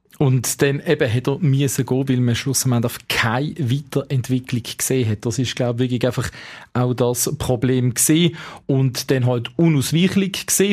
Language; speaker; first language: German; native; German